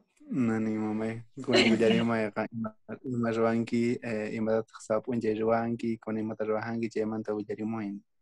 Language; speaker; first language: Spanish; native; Spanish